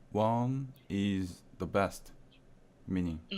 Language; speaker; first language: English; non-native, learner; Korean